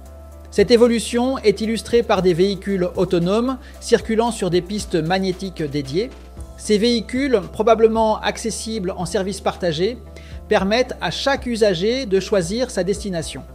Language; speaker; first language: French; native; French